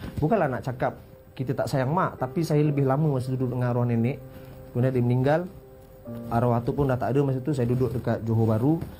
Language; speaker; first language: Malay; native; Malay